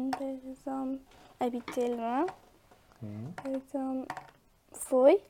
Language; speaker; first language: French; non-native, learner; Persian